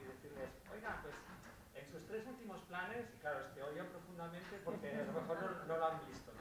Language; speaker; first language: Spanish; native; Spanish